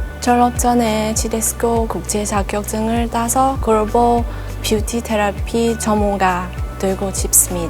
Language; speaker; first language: Korean; non-native, fluent; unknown